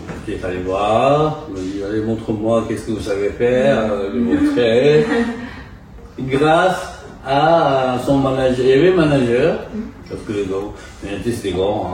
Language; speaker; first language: French; non-native, fluent; Japanese